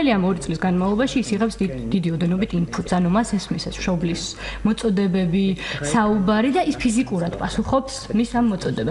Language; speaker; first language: Georgian; native; Georgian